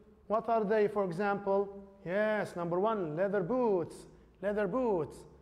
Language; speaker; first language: English; non-native, fluent; Arabic